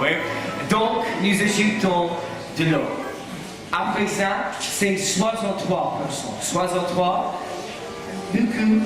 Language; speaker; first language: French; non-native, learner; English